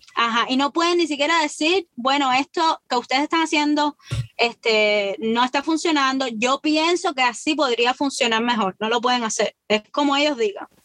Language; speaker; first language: Spanish; native; Spanish